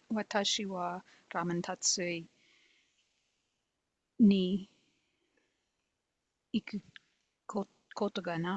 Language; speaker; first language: Japanese; non-native, learner; English